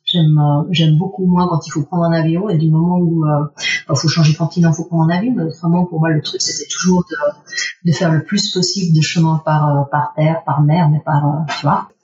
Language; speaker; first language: French; early bilingual, other home language; Spanish